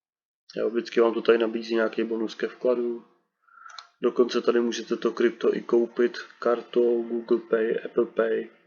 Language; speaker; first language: Czech; native; Czech